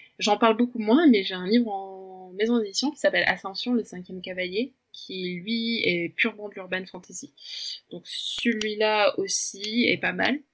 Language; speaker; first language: French; early bilingual, other home language; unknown